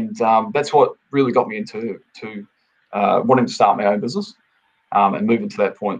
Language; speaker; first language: English; native; English